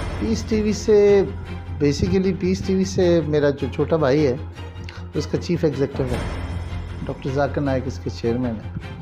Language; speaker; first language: Urdu; non-native, local second language; Pahari-Potwari